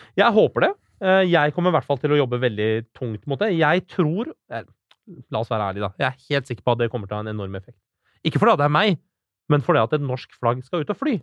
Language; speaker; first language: Norwegian; native; Norwegian